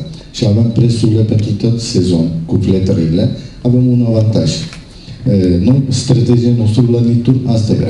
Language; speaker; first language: Romanian; non-native, learner; Turkish